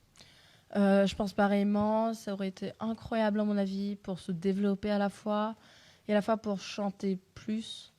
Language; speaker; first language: French; non-native, fluent; Turkish